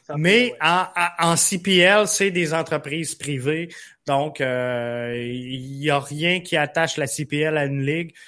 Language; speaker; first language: French; native; French